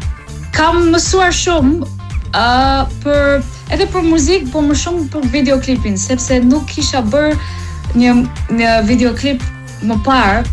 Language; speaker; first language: Albanian; early bilingual, heritage; English